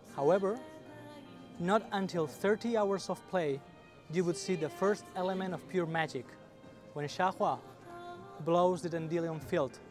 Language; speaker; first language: English; non-native, fluent; Spanish